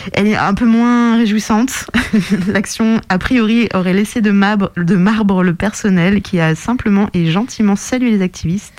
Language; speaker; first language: French; native; French